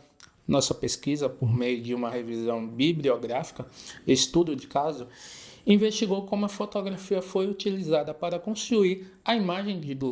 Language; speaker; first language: Portuguese; native; Portuguese